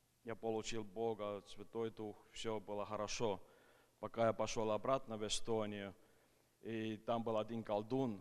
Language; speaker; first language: Russian; non-native, fluent; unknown